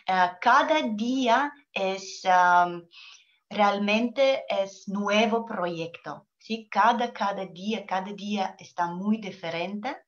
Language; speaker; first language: Spanish; non-native, learner; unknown